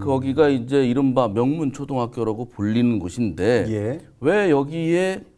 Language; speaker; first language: Korean; native; Korean